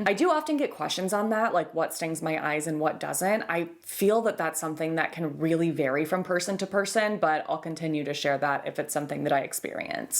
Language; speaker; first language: English; native; English